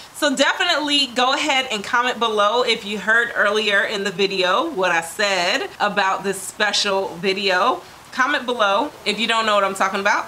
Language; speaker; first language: English; native; English